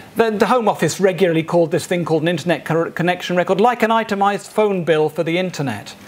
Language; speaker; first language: English; native; English